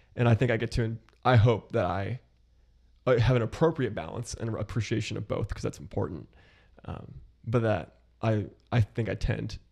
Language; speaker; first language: English; native; English